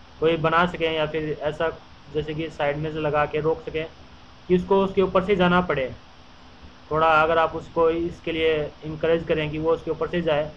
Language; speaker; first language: Hindi; native; Hindi